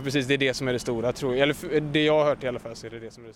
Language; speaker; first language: Swedish; native; Swedish